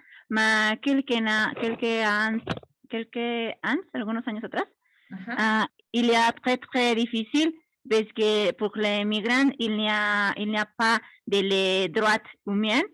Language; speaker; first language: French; non-native, learner; Spanish